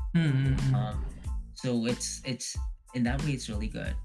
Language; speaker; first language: English; early bilingual, other home language; Hindi